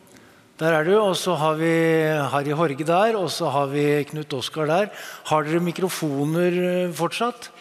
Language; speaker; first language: Norwegian; native; Norwegian